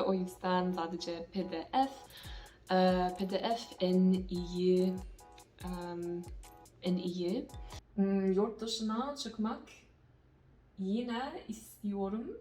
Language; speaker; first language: Turkish; non-native, learner; English